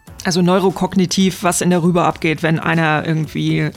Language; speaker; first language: German; native; German